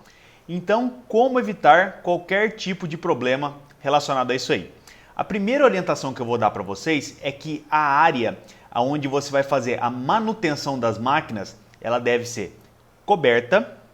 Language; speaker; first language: Portuguese; native; Portuguese